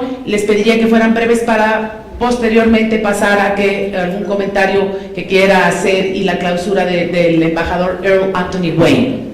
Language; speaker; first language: Spanish; native; Spanish